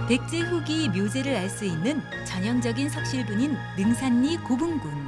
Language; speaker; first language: Korean; native; Korean